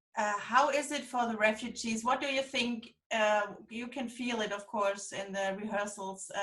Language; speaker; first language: English; non-native, fluent; German